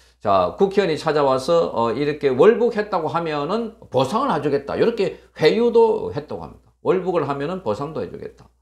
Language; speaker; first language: Korean; native; Korean